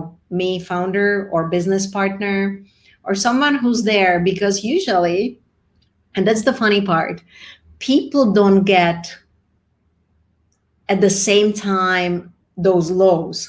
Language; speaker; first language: English; non-native, fluent; Czech